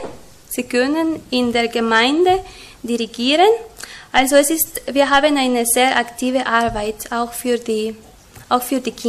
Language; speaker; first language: German; non-native, learner; Spanish